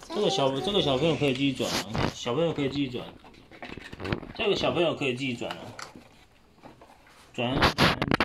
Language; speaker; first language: Chinese; native; Chinese